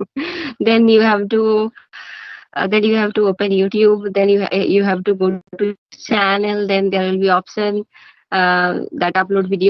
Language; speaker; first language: English; non-native, learner; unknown